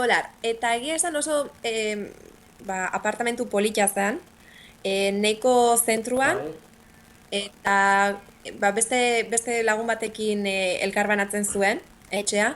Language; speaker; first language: Basque; native; Basque